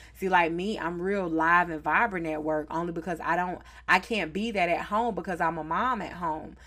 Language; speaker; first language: English; native; English